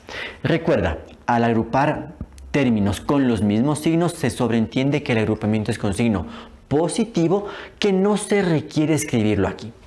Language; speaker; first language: Spanish; native; Spanish